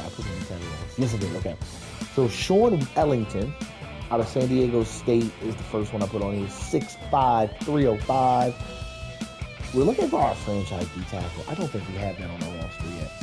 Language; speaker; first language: English; native; English